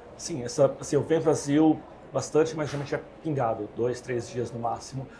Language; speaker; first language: Portuguese; native; Portuguese